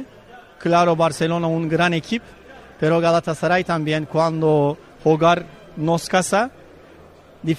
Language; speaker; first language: Spanish; non-native, learner; Turkish